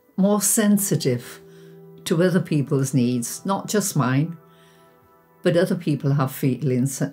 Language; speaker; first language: English; native; English